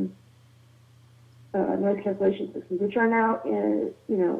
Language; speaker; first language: English; native; English